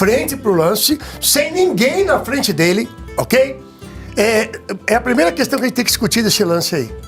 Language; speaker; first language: Portuguese; native; Portuguese